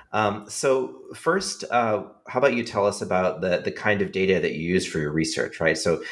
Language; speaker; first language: English; native; English